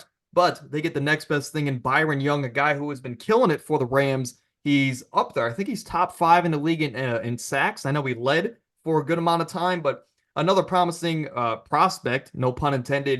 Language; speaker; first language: English; native; English